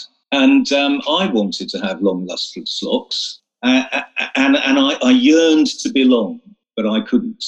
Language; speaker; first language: English; native; English